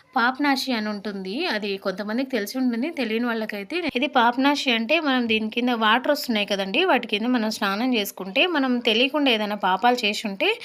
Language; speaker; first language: Telugu; non-native, local second language; Lambadi